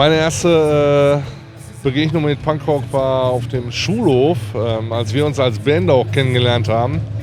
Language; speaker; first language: German; native; German